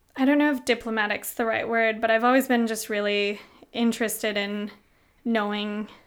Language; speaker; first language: English; native; English